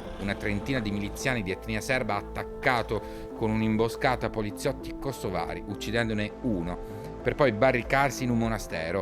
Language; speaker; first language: Italian; native; Italian